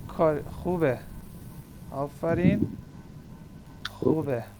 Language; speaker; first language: Persian; non-native, fluent; Urdu